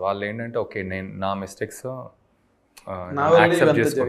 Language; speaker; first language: Telugu; native; Telugu